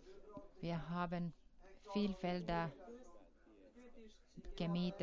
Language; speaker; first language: German; non-native, fluent; Finnish